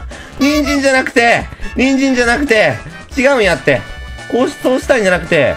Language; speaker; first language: Japanese; native; Japanese